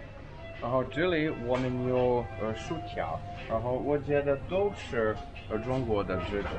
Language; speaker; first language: Chinese; non-native, learner; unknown